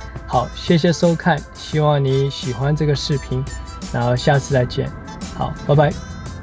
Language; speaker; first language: Chinese; early bilingual, heritage; Chinese